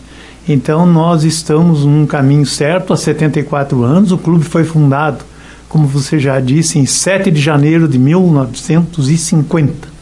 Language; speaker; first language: Portuguese; native; Portuguese